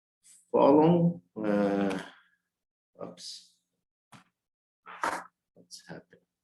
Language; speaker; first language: English; non-native, learner; Portuguese